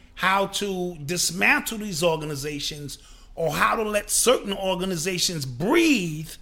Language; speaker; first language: English; native; English